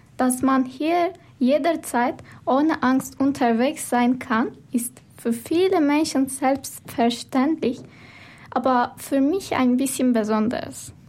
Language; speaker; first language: German; non-native, learner; Turkish